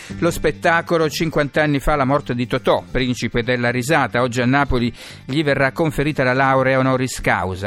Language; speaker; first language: Italian; native; Italian